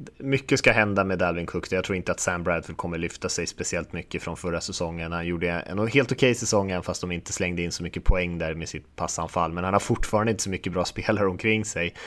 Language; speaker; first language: Swedish; native; Swedish